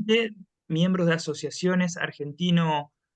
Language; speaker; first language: Spanish; native; Spanish